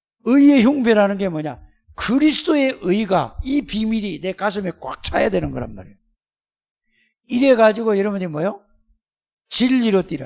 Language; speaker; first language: Korean; native; Korean